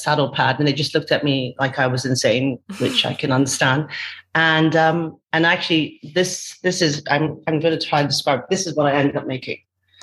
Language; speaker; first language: English; non-native, local second language; Cantonese